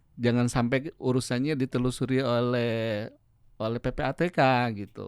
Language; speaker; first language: Indonesian; native; Indonesian